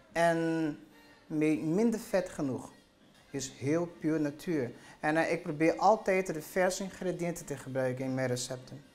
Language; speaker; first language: Dutch; non-native, learner; Portuguese